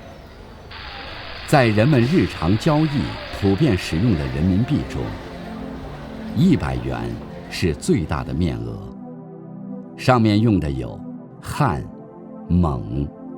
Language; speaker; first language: Chinese; native; Chinese